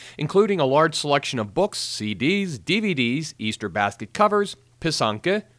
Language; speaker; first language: English; native; English